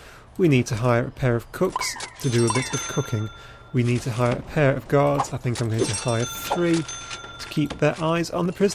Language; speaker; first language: English; native; English